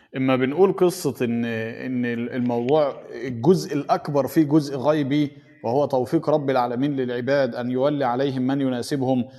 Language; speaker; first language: Arabic; native; Arabic